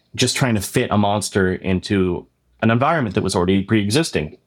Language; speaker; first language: English; native; English